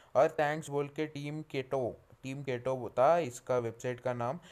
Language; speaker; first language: Hindi; non-native, local second language; Telugu